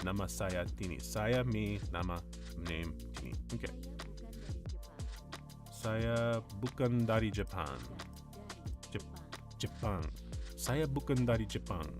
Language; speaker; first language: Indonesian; non-native, learner; English